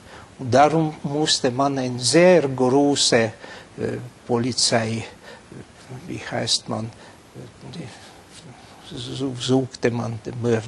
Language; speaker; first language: German; non-native, fluent; Hungarian